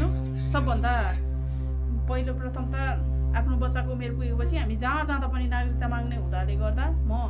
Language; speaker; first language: Nepali; native; Nepali